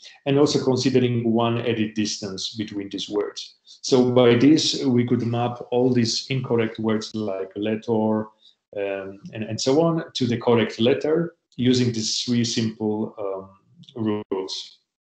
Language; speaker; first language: English; non-native, fluent; Polish